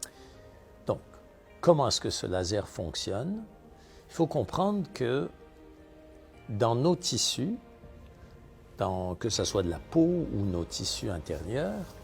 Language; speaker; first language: French; native; French